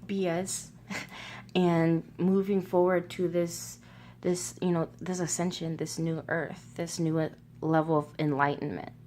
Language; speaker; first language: English; native; English